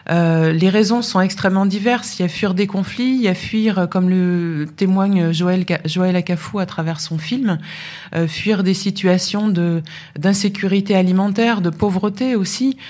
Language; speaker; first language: French; native; French